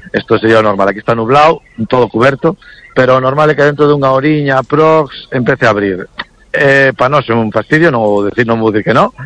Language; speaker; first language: Galician; non-native, local second language; Spanish